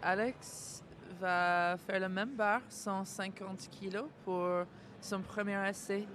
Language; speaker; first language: French; non-native, fluent; English